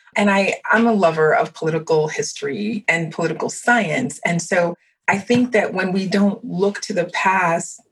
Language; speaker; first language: English; early bilingual, other home language; French